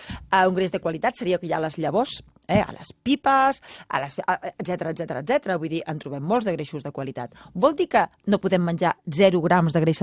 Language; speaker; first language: Catalan; native; Catalan